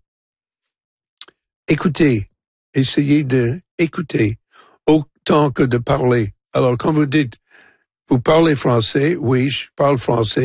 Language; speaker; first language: French; non-native, local second language; English